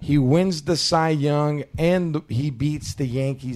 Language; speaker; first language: English; native; English